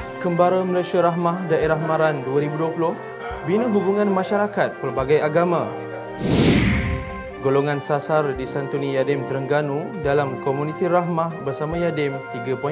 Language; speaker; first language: Malay; native; Malay